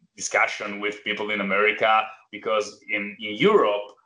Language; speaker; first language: English; non-native, fluent; Italian